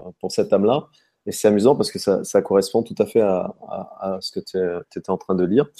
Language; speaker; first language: French; native; French